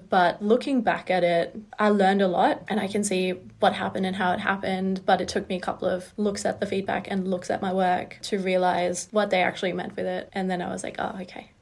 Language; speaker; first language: English; non-native, fluent; German